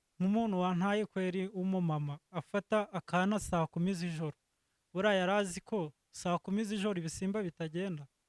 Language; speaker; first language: Kinyarwanda; native; Kinyarwanda